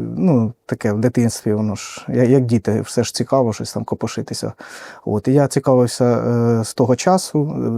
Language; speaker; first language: Ukrainian; native; Ukrainian